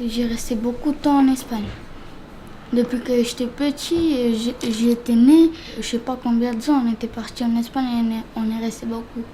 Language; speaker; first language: French; non-native, fluent; Romany